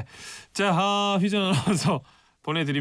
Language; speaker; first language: Korean; native; Korean